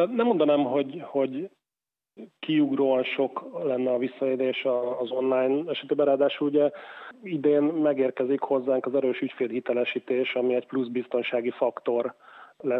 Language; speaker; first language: Hungarian; native; Hungarian